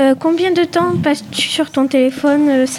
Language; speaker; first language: French; native; French